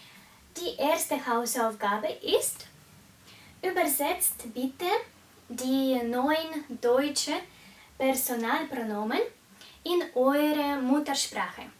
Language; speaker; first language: German; non-native, fluent; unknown